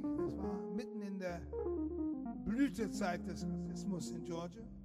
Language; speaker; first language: German; non-native, fluent; English